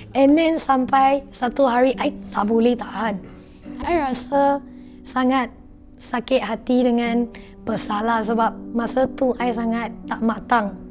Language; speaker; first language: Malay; non-native, local second language; Chinese